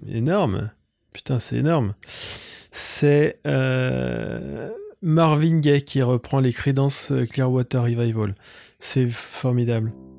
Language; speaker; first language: French; native; French